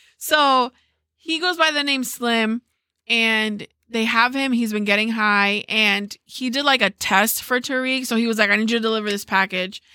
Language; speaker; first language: English; early bilingual, other home language; Spanish